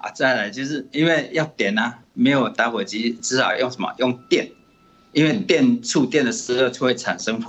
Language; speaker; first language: Chinese; native; Chinese